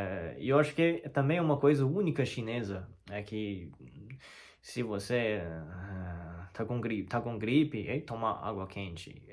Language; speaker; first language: Portuguese; non-native, learner; Chinese